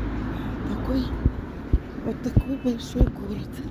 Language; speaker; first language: Russian; native; Russian